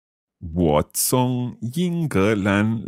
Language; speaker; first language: Chinese; non-native, learner; English